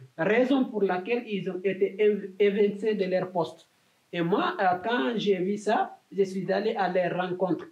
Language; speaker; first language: French; non-native, local second language; Fula